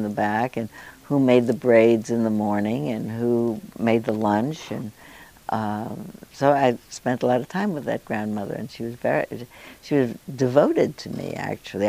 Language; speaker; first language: English; early bilingual, other home language; Yiddish